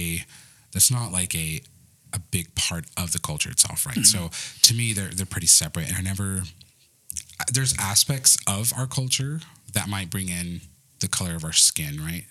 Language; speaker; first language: English; early bilingual, other home language; Spanish